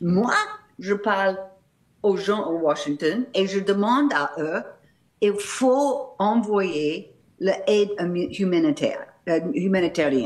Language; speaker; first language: French; non-native, fluent; English